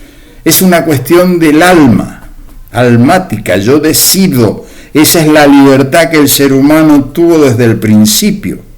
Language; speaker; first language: Spanish; native; Spanish